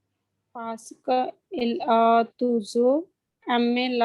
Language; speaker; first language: French; non-native, learner; Hindi